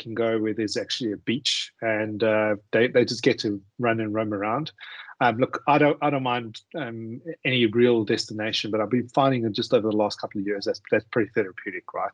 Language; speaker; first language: English; native; English